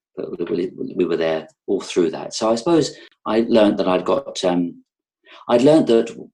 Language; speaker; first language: English; native; English